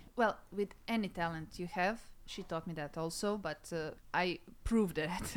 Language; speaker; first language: English; non-native, fluent; Serbian